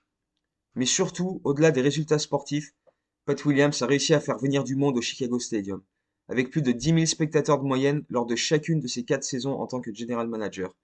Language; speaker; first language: French; native; French